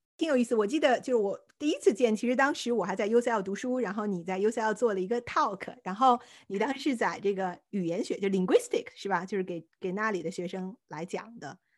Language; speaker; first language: Chinese; native; Chinese